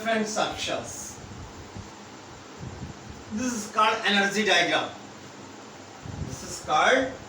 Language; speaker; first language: English; non-native, local second language; Hindi